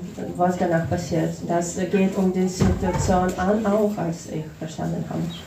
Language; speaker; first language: German; non-native, fluent; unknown